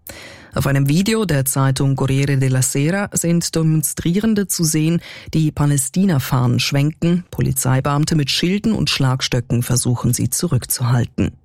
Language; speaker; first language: German; native; German